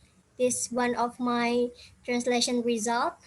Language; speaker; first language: English; non-native, fluent; Indonesian